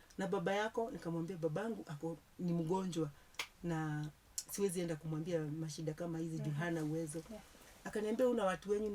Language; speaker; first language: Swahili; non-native, local second language; Kikuyu